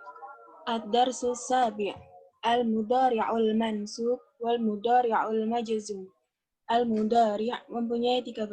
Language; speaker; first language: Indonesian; native; Indonesian